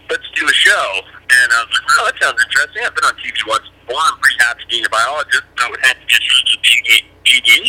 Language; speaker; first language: English; native; English